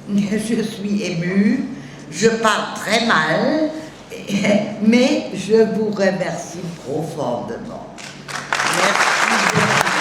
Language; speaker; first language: French; non-native, learner; German